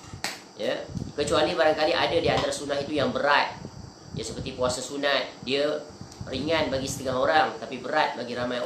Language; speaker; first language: Malay; native; Malay